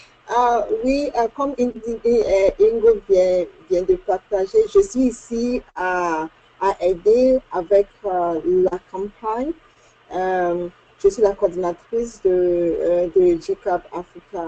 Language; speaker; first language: French; non-native, fluent; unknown